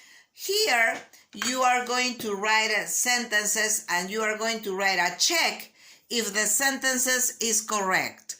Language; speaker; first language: English; non-native, learner; Spanish